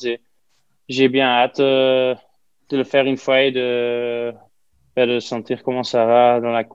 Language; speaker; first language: French; non-native, fluent; Dutch